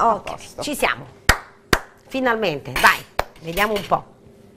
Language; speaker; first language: Italian; native; Italian